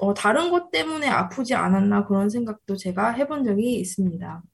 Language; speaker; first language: Korean; early bilingual, heritage; Korean